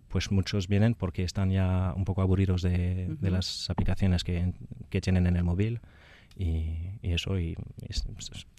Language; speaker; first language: Spanish; non-native, fluent; French